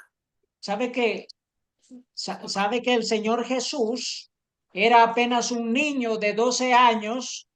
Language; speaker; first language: Spanish; native; Spanish